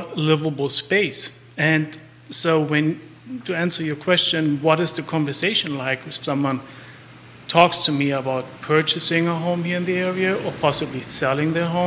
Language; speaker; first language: English; non-native, fluent; German